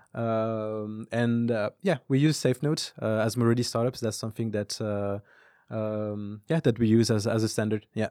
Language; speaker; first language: English; non-native, fluent; French